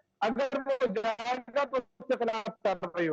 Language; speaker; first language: Hindi; native; Hindi